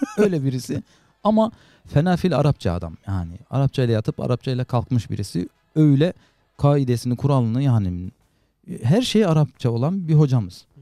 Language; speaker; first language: Turkish; native; Turkish